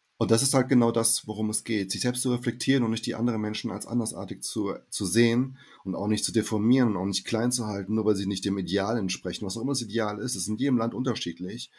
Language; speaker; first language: German; early bilingual, heritage; German